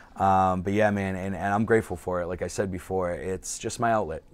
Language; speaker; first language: English; native; English